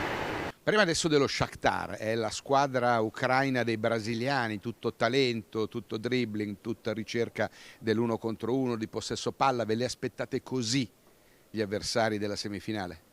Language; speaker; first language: Italian; native; Italian